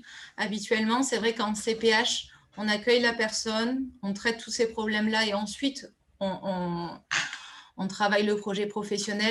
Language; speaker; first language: French; native; French